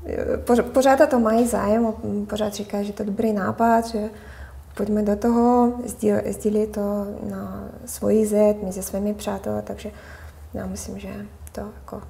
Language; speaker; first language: Czech; non-native, fluent; Russian